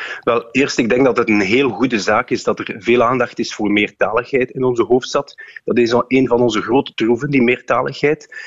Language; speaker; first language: Dutch; native; Dutch